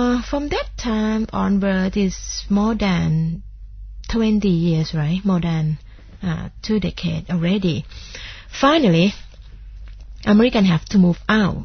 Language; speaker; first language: English; non-native, fluent; Thai